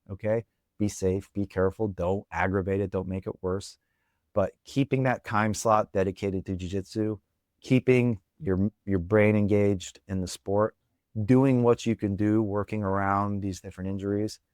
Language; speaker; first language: English; native; English